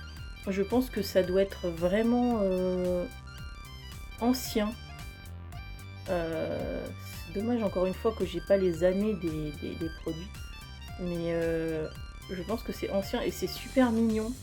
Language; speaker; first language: French; native; French